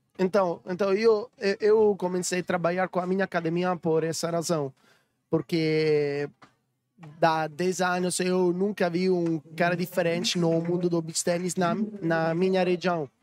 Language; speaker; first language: Portuguese; non-native, learner; Italian